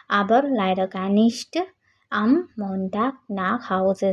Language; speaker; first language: German; non-native, learner; Malayalam